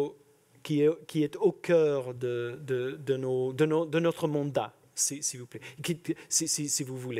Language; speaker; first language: French; non-native, fluent; English